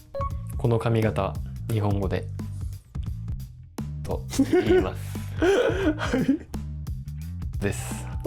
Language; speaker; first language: Japanese; native; Japanese